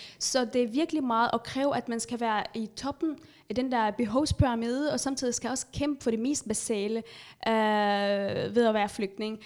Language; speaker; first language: Danish; non-native, fluent; Arabic